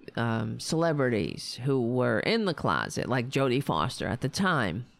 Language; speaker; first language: English; native; English